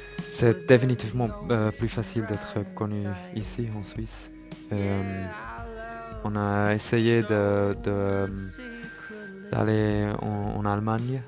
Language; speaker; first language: French; non-native, learner; German